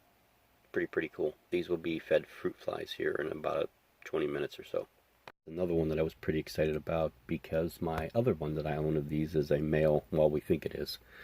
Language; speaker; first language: English; native; English